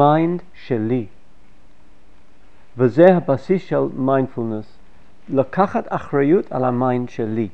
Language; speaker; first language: Hebrew; non-native, fluent; English